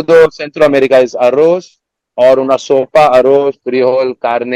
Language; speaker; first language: Spanish; non-native, learner; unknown